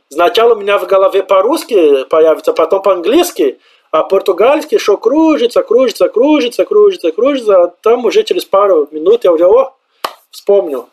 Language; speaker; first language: Russian; non-native, fluent; Portuguese